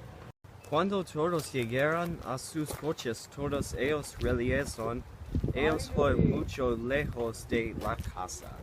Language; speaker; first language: Spanish; non-native, learner; English